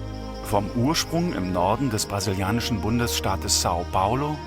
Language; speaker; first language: German; native; German